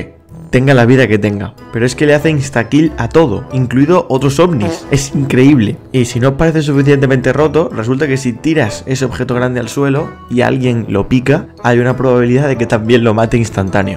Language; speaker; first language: Spanish; native; Spanish